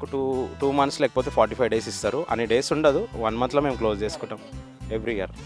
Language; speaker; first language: Telugu; native; Telugu